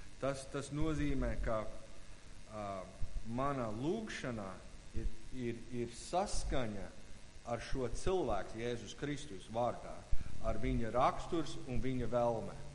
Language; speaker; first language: Latvian; non-native, fluent; English